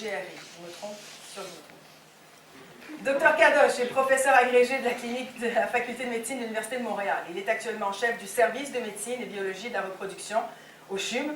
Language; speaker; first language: French; native; French